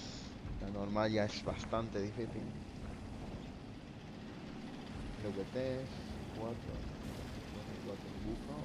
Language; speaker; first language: Spanish; native; Spanish